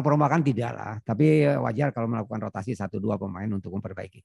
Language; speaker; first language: Indonesian; native; Indonesian